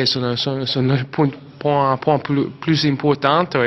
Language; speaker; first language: French; non-native, learner; English